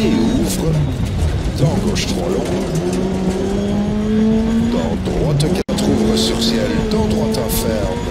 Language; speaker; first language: French; native; French